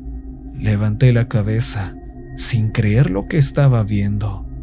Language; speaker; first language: Spanish; native; Spanish